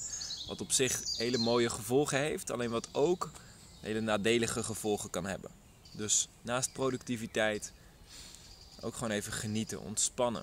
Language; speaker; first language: Dutch; native; Dutch